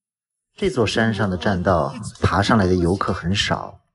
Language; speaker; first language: Chinese; native; Chinese